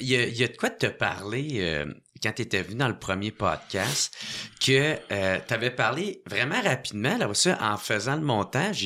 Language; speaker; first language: French; native; French